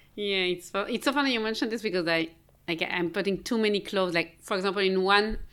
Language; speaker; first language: English; non-native, fluent; French